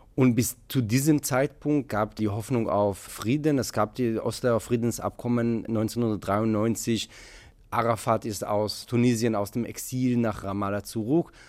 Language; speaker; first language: German; non-native, fluent; Hebrew